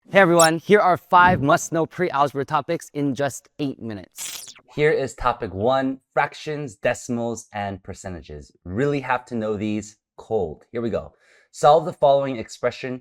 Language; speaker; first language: English; native; English